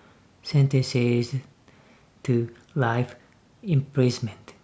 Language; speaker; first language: English; non-native, learner; Japanese